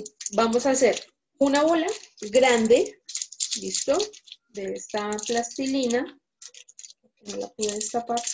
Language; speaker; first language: Spanish; native; Spanish